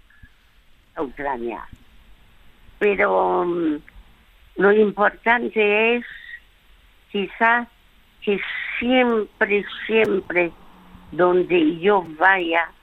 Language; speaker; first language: Spanish; early bilingual, other home language; French